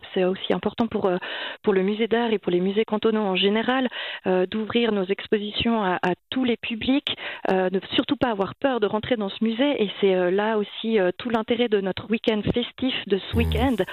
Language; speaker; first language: French; native; French